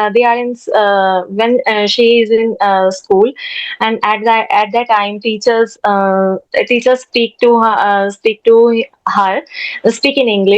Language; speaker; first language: English; non-native, learner; Hindi